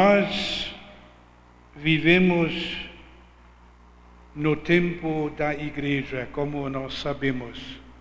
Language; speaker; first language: Portuguese; non-native, fluent; German